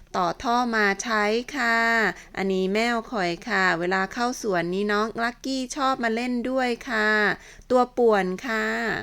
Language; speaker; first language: Thai; native; Thai